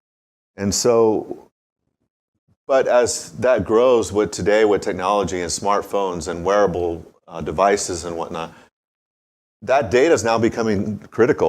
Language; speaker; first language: English; native; English